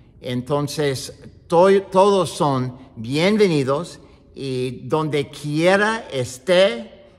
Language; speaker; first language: Spanish; non-native, learner; English